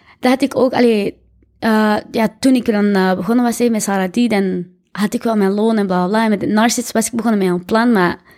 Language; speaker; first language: Dutch; early bilingual, other home language; Arabic